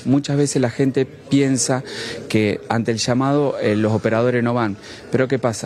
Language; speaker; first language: Spanish; native; Spanish